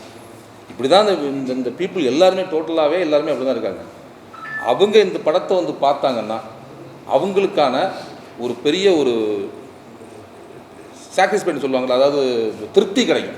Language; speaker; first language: Tamil; native; Tamil